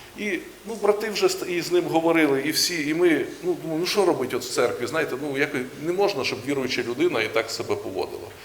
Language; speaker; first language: Ukrainian; native; Ukrainian